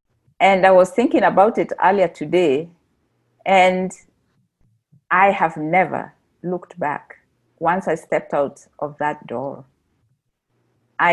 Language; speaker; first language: English; non-native, local second language; Meru